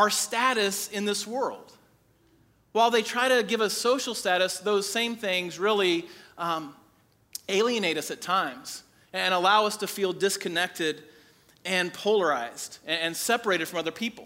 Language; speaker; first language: English; native; English